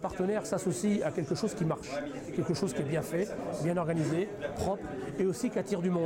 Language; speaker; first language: French; native; French